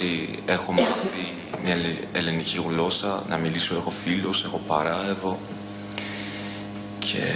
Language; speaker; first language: Greek; non-native, learner; Persian